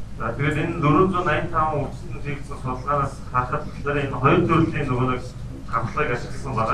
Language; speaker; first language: Mongolian; native; Mongolian